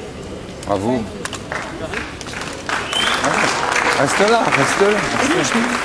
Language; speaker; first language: French; native; French